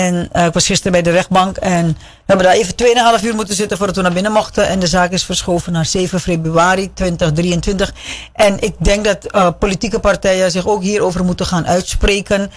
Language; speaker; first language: Dutch; native; Dutch